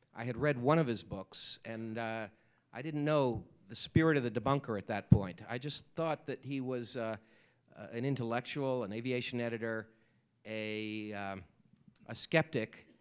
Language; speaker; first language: English; native; English